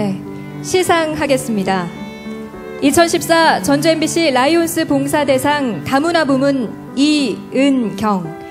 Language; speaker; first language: Korean; native; Korean